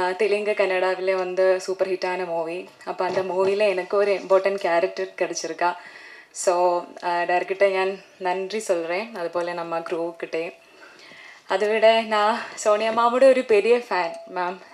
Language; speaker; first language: Tamil; non-native, learner; Malayalam